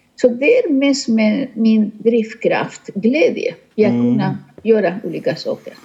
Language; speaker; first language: Swedish; non-native, fluent; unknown